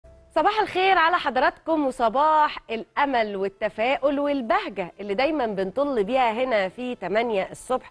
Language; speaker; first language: Arabic; native; Arabic